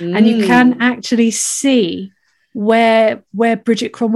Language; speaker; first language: English; native; English